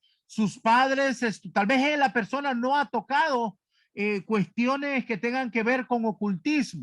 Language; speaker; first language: Spanish; native; Spanish